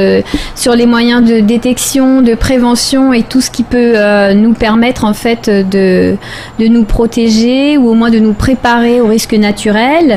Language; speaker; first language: French; native; French